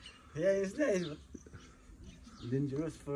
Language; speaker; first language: English; non-native, learner; Cebuano